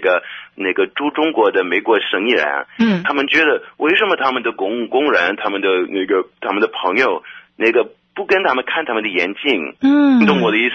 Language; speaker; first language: Chinese; non-native, fluent; English